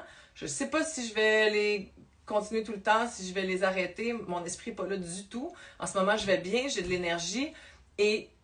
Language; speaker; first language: French; native; French